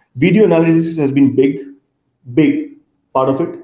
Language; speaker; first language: English; non-native, local second language; Bangla